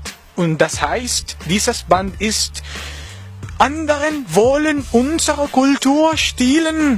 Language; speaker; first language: German; non-native, learner; Arabic